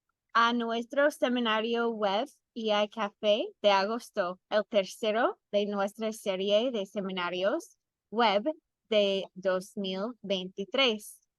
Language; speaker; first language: Spanish; non-native, fluent; English